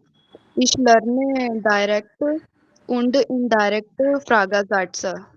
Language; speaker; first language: German; non-native, learner; Hindi